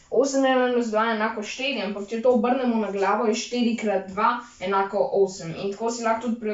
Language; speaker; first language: Slovenian; native; Slovenian